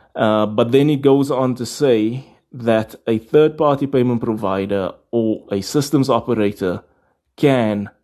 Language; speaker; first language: English; native; English